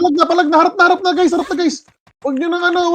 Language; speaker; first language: Filipino; native; Filipino